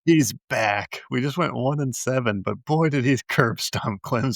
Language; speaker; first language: English; native; English